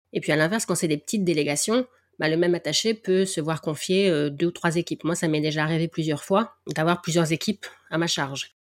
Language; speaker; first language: French; native; French